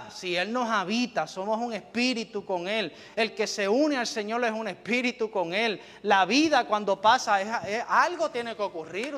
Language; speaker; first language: Spanish; native; Spanish